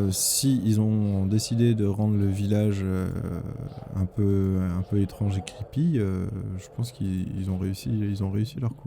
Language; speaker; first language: French; native; French